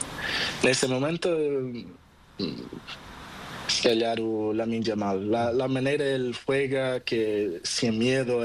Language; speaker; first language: Spanish; non-native, learner; Portuguese